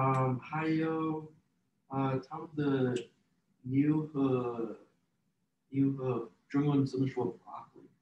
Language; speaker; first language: Chinese; non-native, learner; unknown